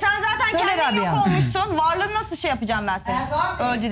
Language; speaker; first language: Turkish; native; Turkish